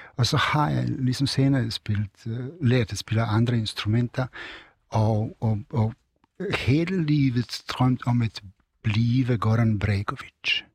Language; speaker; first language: Danish; non-native, fluent; Serbian